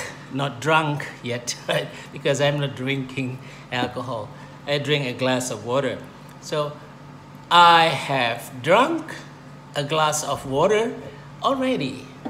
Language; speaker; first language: English; non-native, fluent; Indonesian